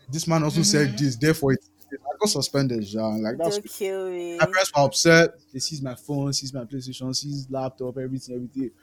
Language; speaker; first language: English; non-native, local second language; Yoruba